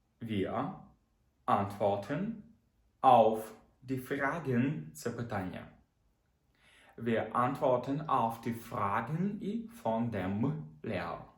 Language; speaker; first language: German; non-native, fluent; Ukrainian